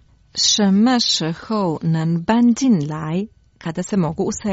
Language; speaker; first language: Chinese; non-native, learner; Croatian